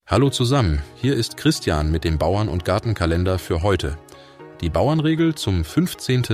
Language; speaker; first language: German; native; German